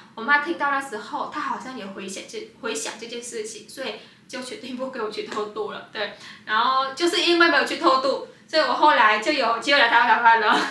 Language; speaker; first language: Chinese; non-native, fluent; Vietnamese